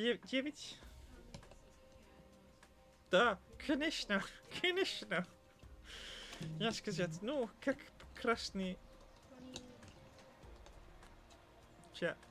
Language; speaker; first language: Russian; non-native, learner; English